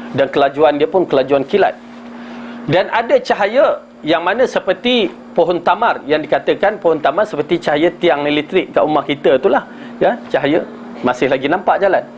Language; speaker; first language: Malay; native; Malay